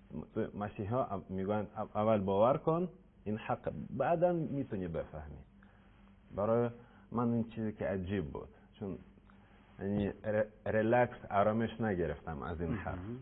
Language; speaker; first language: Persian; non-native, learner; Russian